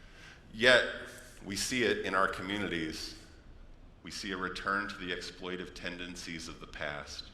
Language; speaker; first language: English; native; English